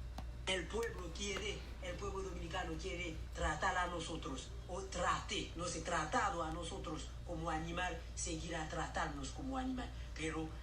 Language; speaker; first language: Spanish; non-native, learner; Haitian Creole